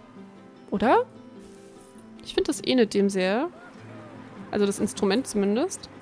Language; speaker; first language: German; native; German